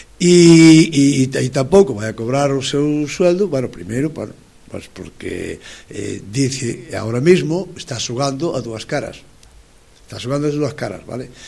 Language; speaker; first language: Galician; native; Galician